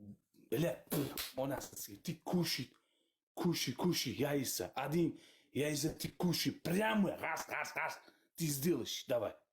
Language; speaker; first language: Russian; non-native, learner; Uzbek